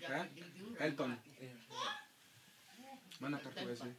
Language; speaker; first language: Indonesian; non-native, fluent; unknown